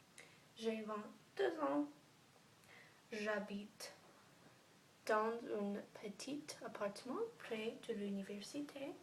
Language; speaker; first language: French; non-native, learner; English